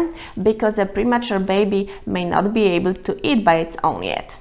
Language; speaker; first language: English; non-native, fluent; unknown